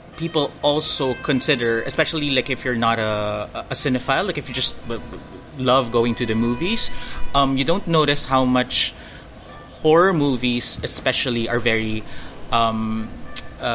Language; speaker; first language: English; non-native, local second language; Filipino